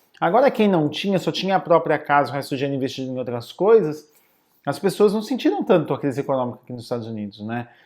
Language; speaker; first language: Portuguese; native; Portuguese